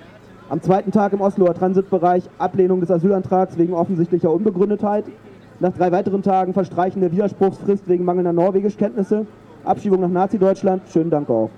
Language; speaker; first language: German; native; German